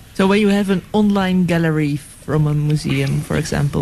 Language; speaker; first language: English; non-native, fluent; Dutch